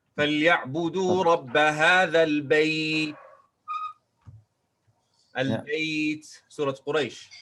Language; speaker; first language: Arabic; non-native, fluent; English